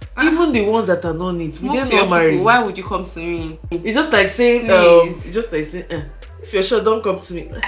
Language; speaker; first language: English; non-native, local second language; Igbo